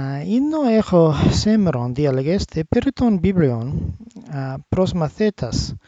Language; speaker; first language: Greek; non-native, learner; English